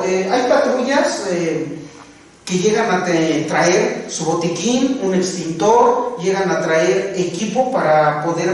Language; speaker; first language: Spanish; native; Spanish